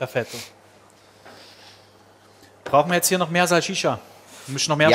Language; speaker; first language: German; native; German